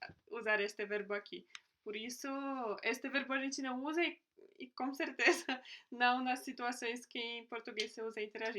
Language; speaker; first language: Portuguese; non-native, fluent; Polish